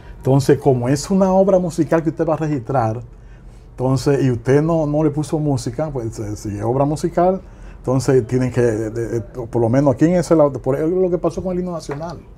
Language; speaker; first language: Spanish; native; Spanish